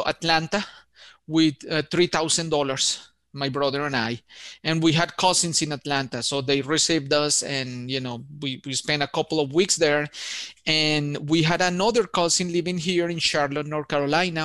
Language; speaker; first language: English; non-native, fluent; Spanish